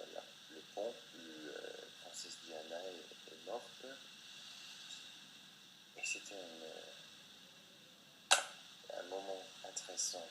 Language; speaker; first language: French; non-native, fluent; English